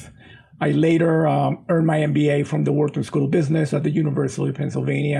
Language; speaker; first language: English; non-native, fluent; Spanish